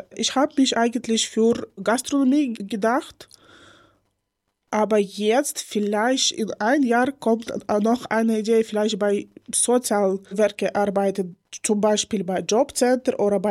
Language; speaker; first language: German; non-native, learner; Ukrainian